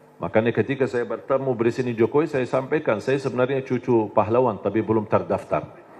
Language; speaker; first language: Indonesian; non-native, fluent; Arabic